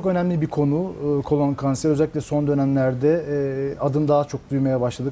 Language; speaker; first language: Turkish; native; Turkish